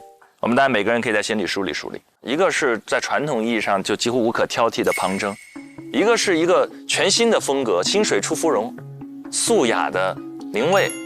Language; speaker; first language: Chinese; native; Chinese